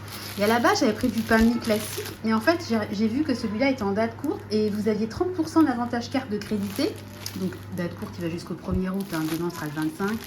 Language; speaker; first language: French; native; French